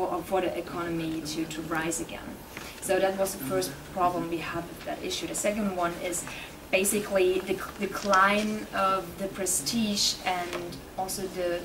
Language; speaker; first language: English; non-native, fluent; German